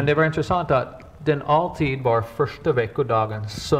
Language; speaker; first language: Swedish; non-native, fluent; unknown